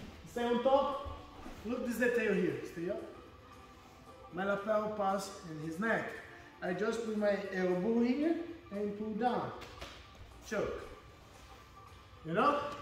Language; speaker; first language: English; non-native, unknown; Portuguese